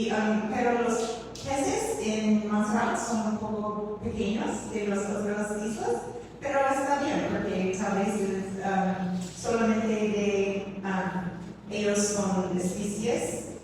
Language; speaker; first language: Spanish; non-native, learner; English